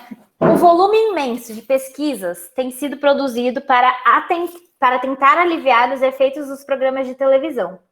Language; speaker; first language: Portuguese; native; Portuguese